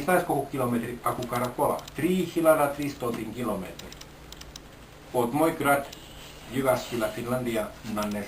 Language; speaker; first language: Bulgarian; non-native, learner; Finnish